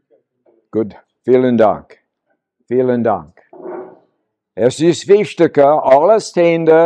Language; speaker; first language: German; non-native, learner; English